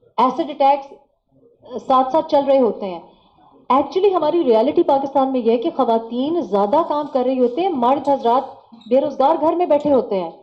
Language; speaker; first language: Urdu; non-native, local second language; Pashto